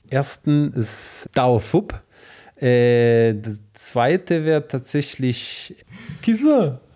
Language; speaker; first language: German; non-native, fluent; Spanish